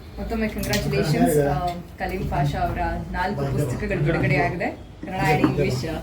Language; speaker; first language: Kannada; native; Kannada